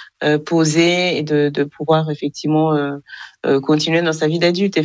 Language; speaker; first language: French; non-native, local second language; Kinyarwanda